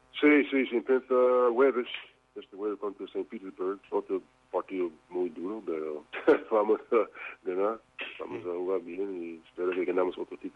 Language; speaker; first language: Spanish; non-native, fluent; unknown